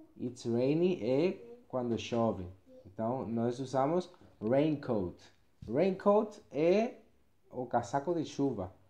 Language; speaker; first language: Portuguese; non-native, fluent; Spanish